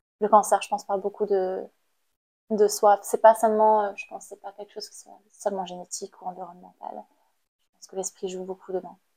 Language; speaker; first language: French; non-native, fluent; Khmer